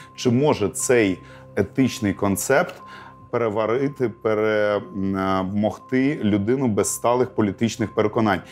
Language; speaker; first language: Ukrainian; non-native, local second language; Russian